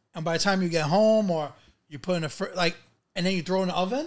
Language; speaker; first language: English; early bilingual, other home language; Italian